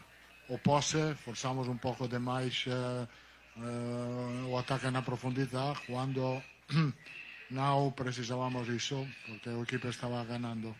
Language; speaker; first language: Portuguese; non-native, learner; Italian